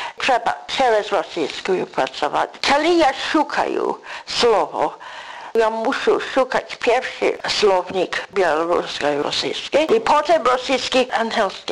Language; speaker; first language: Polish; non-native, learner; English